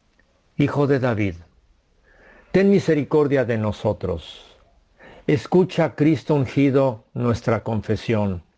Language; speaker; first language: Spanish; native; Spanish